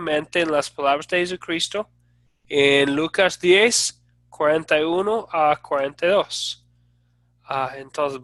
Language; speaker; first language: Spanish; non-native, fluent; English